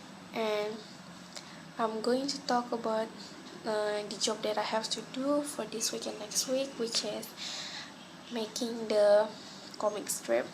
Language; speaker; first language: English; non-native, local second language; Malay